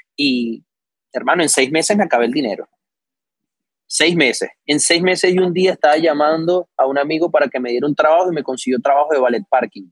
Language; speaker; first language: Spanish; native; Spanish